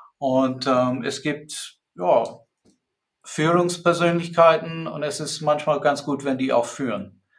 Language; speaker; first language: German; non-native, fluent; English